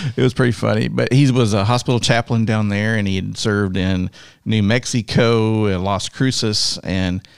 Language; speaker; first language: English; native; English